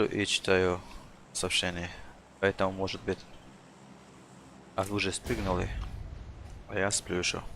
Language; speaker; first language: Russian; non-native, local second language; Tajik